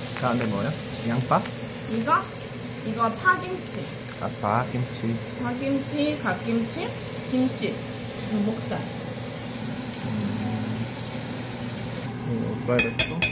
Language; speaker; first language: Korean; non-native, learner; English